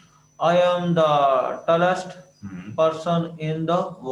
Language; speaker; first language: English; non-native, learner; Urdu